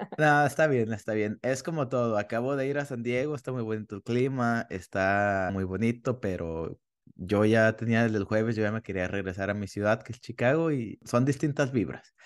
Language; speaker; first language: Spanish; native; Spanish